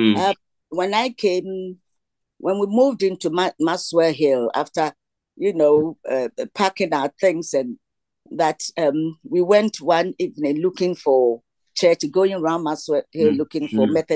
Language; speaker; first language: English; non-native, local second language; Ga